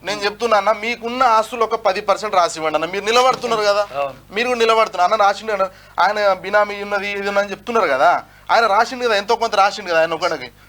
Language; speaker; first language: Telugu; non-native, local second language; Lambadi